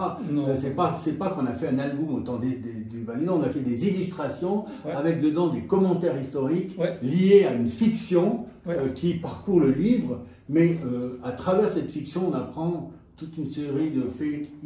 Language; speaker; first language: French; native; French